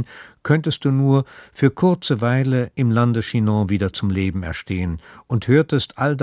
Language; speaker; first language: German; native; German